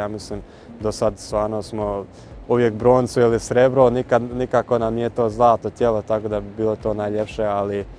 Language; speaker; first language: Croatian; early bilingual, heritage; Croatian